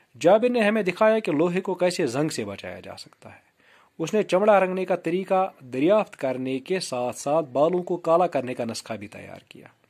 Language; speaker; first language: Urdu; non-native, local second language; Kashmiri